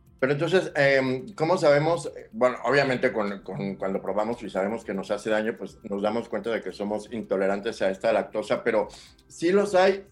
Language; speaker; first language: Spanish; native; Spanish